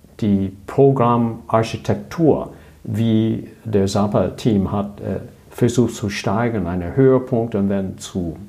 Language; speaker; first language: German; non-native, learner; English